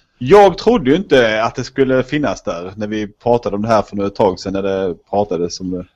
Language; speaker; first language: Swedish; native; Swedish